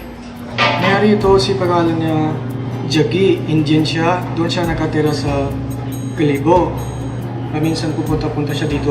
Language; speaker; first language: Filipino; non-native, learner; Punjabi